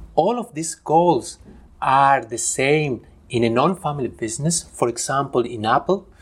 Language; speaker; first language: English; non-native, fluent; Spanish